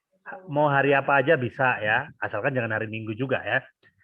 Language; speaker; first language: Indonesian; native; Indonesian